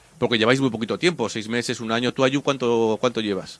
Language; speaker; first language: Spanish; native; Spanish